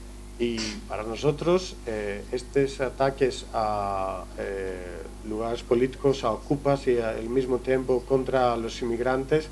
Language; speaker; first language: Spanish; non-native, learner; Greek